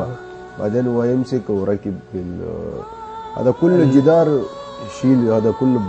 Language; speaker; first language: Arabic; non-native, learner; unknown